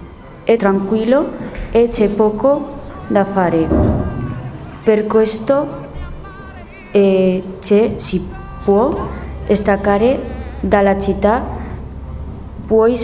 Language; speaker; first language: Italian; non-native, learner; Spanish